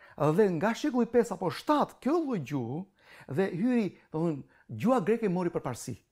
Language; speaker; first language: Albanian; non-native, local second language; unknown